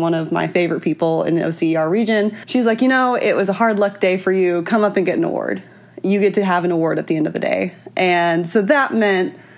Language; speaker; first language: English; native; English